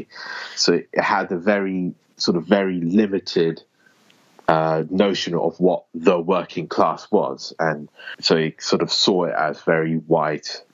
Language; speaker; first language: English; native; English